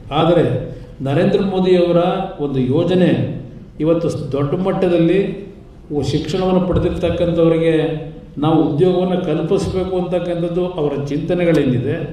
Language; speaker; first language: Kannada; native; Kannada